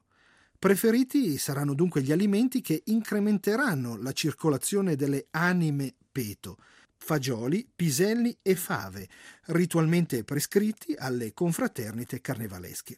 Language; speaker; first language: Italian; native; Italian